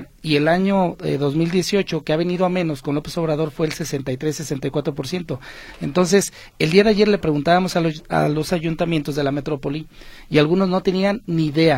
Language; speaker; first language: Spanish; native; Spanish